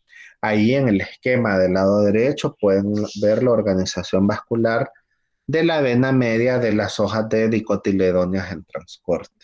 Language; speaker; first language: Spanish; native; Spanish